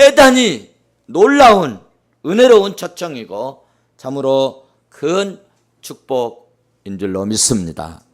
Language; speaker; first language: Korean; native; Korean